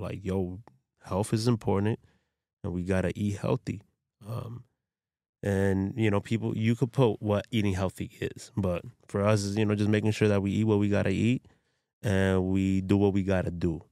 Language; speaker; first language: English; early bilingual, other home language; Spanish